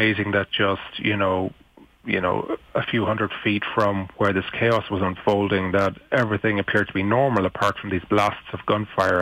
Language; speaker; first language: English; native; English